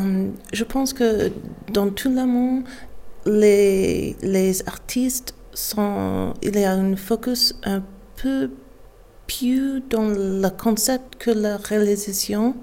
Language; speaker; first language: French; non-native, learner; English